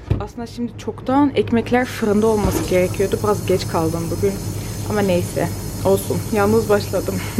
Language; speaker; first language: Turkish; early bilingual, heritage; Turkish